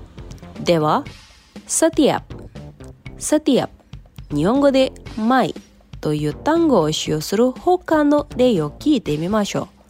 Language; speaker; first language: Japanese; non-native, fluent; Indonesian